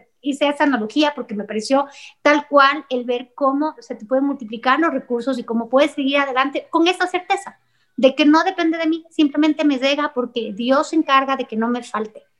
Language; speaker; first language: Spanish; native; Spanish